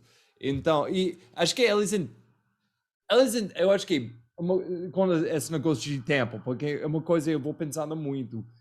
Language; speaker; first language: Portuguese; non-native, fluent; English